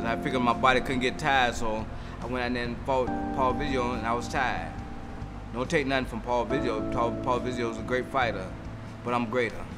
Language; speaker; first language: English; native; English